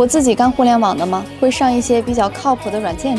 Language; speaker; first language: Chinese; native; Chinese